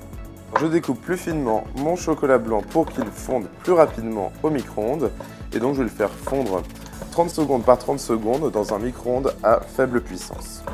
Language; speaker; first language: French; native; French